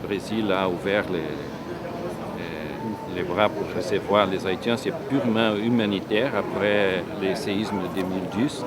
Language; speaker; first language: French; non-native, fluent; Portuguese